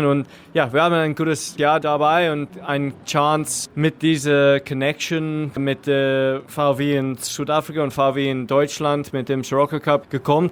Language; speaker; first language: German; non-native, learner; English